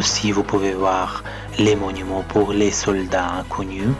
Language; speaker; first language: French; non-native, fluent; Russian